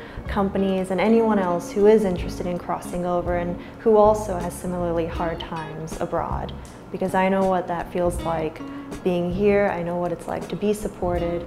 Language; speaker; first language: English; native; English